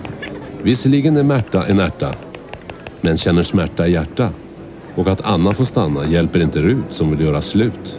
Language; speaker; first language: Swedish; native; Swedish